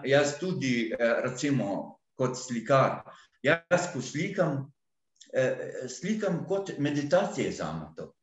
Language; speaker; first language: Slovenian; non-native, fluent; Arabic